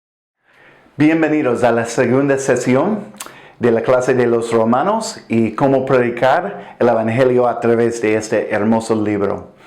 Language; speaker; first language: Spanish; non-native, fluent; English